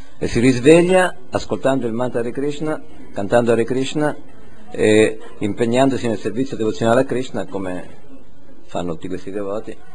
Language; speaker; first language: Italian; native; Italian